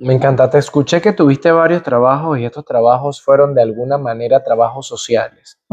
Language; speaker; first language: Spanish; native; Spanish